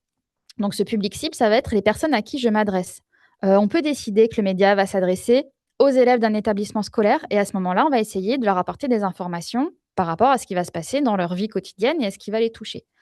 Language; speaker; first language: French; native; French